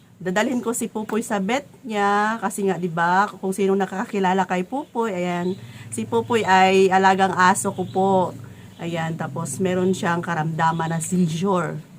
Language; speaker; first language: Filipino; native; Filipino